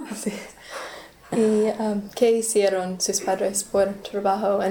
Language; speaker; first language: Spanish; non-native, learner; English